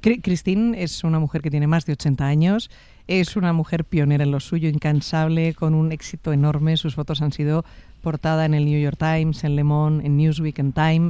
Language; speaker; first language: Spanish; native; Spanish